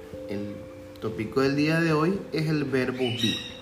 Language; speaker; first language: Spanish; native; Spanish